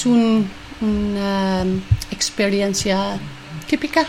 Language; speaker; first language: Spanish; non-native, fluent; English